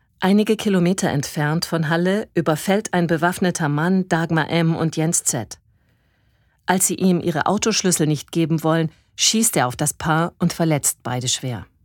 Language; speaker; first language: German; native; German